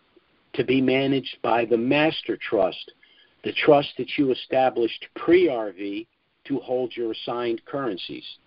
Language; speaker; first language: English; native; English